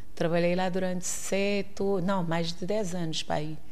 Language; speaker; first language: Portuguese; non-native, local second language; Kabuverdianu